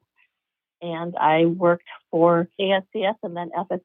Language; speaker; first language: English; native; English